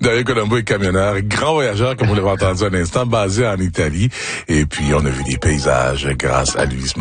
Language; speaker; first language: French; native; French